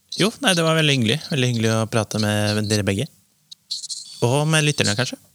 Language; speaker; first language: Norwegian; non-native, fluent; Dutch